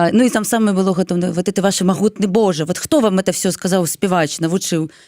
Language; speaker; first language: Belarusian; non-native, local second language; Russian